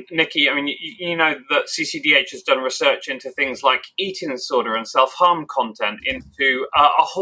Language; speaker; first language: English; native; English